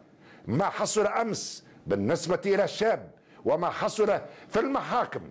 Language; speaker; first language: Arabic; native; Arabic